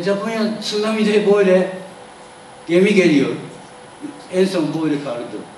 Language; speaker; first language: Turkish; non-native, learner; Japanese